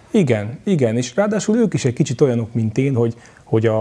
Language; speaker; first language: Hungarian; native; Hungarian